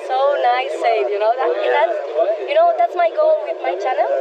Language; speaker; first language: English; non-native, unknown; Spanish